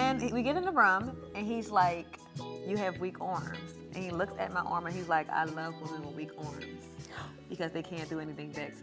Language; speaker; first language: English; native; English